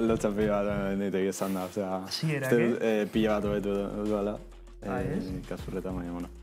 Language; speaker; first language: Basque; non-native, local second language; Spanish